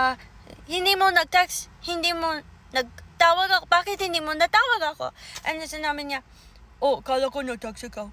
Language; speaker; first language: Filipino; early bilingual, heritage; Filipino